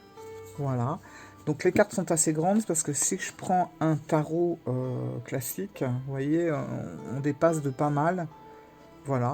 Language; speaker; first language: French; native; French